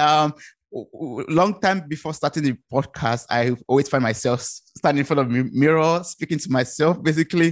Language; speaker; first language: English; non-native, local second language; Yoruba